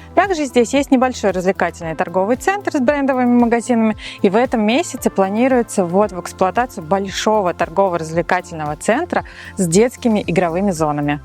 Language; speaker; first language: Russian; native; Russian